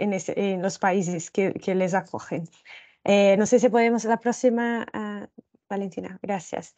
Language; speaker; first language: Spanish; non-native, fluent; Portuguese